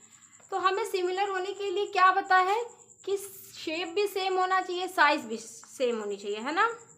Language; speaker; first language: Hindi; native; Hindi